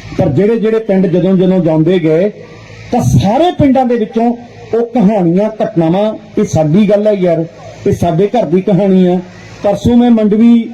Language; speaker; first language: Punjabi; non-native, local second language; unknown